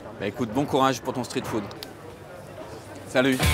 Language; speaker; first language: French; native; French